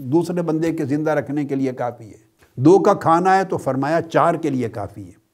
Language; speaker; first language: Urdu; non-native, local second language; Punjabi